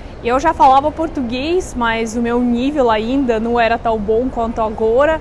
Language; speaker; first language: Portuguese; non-native, fluent; Russian